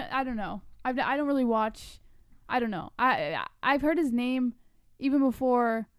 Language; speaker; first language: English; native; English